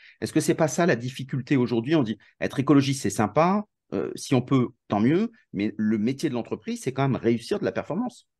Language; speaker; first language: French; native; French